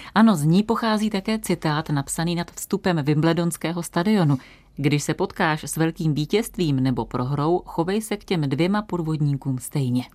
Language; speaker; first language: Czech; native; Czech